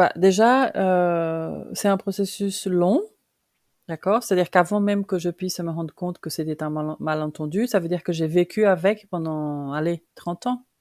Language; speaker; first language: French; non-native, fluent; Portuguese